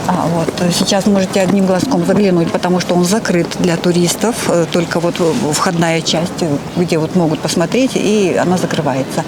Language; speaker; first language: Russian; non-native, local second language; Kyrgyz